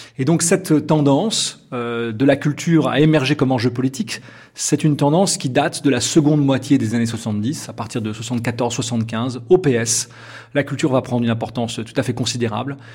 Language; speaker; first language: French; native; French